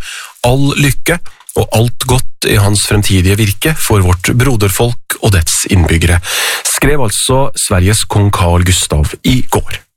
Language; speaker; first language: Norwegian; native; Norwegian